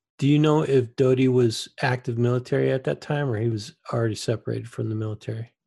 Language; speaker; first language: English; native; English